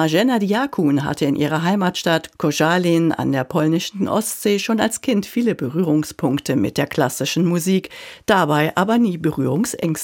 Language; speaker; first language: German; native; German